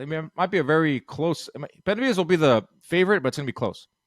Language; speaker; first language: English; native; English